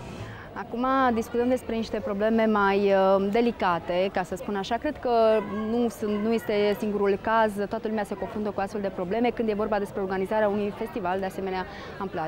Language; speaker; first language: Romanian; native; Romanian